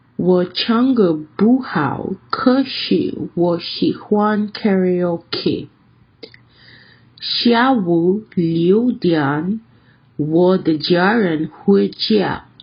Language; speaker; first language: Chinese; non-native, learner; English